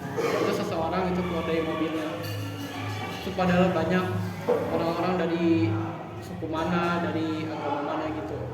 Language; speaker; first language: Indonesian; native; Indonesian